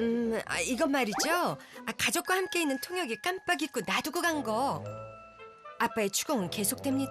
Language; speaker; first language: Korean; native; Korean